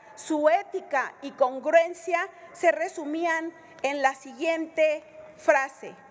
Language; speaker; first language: Spanish; native; Spanish